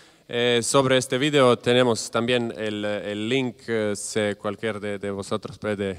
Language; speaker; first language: Spanish; non-native, learner; Croatian